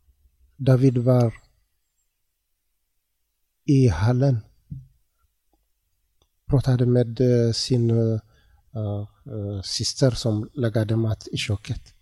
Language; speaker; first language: Swedish; non-native, learner; Tigrinya